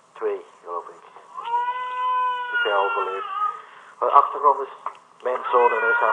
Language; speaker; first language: Dutch; non-native, learner; Vietnamese